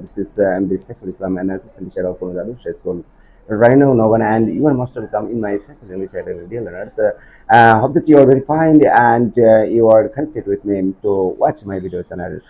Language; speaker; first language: English; non-native, local second language; Bangla